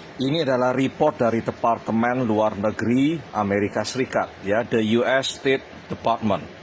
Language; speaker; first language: Indonesian; native; Indonesian